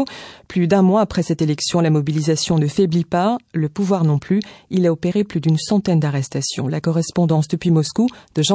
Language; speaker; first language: French; native; French